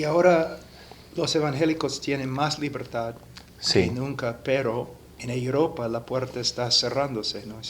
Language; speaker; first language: Spanish; non-native, fluent; English